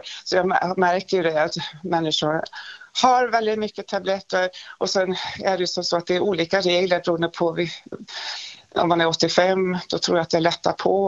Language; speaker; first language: Swedish; native; Swedish